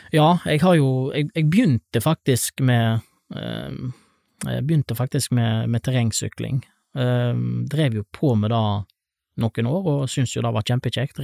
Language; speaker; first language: Norwegian; native; Norwegian